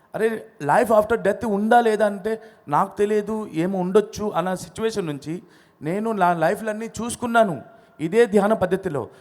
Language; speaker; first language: Telugu; non-native, local second language; Odia